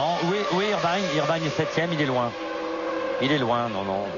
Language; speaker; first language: French; native; French